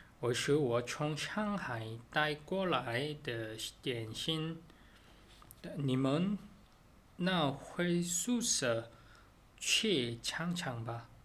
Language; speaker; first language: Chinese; non-native, learner; Korean